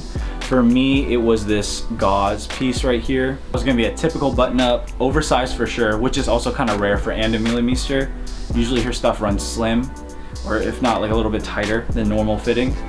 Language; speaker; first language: English; native; English